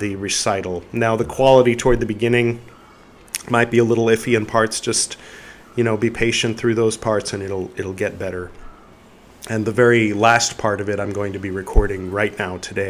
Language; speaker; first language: English; native; English